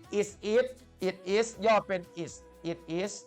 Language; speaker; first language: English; non-native, fluent; Thai